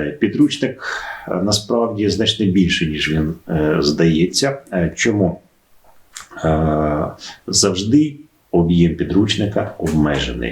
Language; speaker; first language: Ukrainian; native; Ukrainian